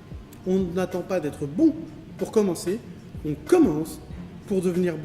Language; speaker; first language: French; native; French